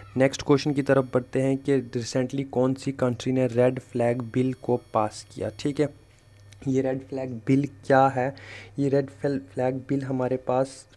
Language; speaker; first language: Hindi; non-native, local second language; Kashmiri